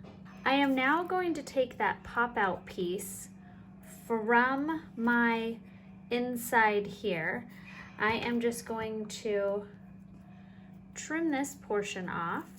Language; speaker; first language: English; native; English